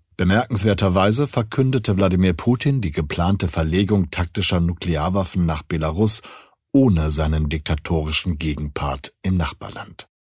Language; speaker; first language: German; native; German